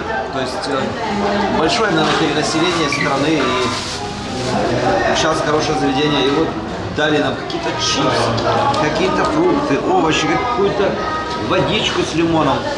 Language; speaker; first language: Russian; native; Russian